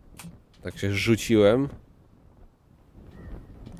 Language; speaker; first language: Polish; native; Polish